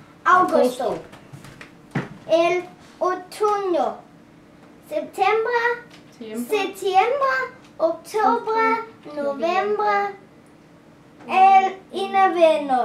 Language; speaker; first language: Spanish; non-native, learner; Danish